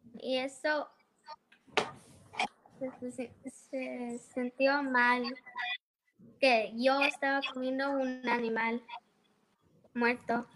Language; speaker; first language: Spanish; early bilingual, heritage; Spanish